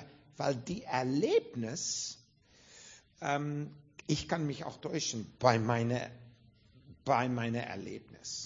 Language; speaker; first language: German; non-native, fluent; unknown